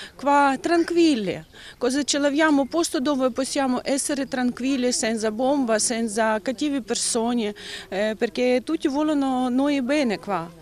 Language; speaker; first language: Italian; non-native, learner; Ukrainian